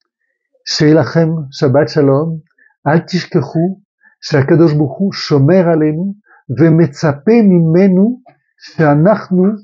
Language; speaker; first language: Hebrew; non-native, fluent; French